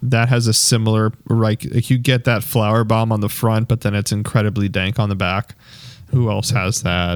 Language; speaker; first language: English; native; English